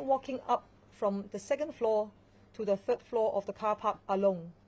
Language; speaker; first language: English; non-native, local second language; Chinese